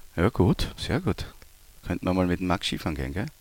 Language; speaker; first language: German; native; German